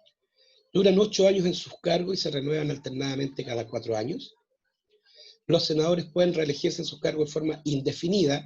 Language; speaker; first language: Spanish; native; Spanish